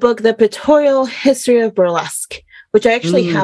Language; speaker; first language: English; early bilingual, other home language; Spanish